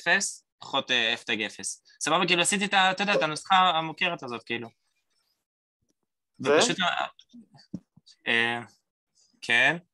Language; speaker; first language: Hebrew; native; Hebrew